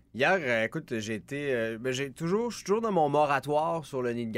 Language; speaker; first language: French; native; French